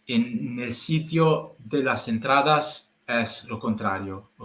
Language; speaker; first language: Spanish; non-native, learner; Italian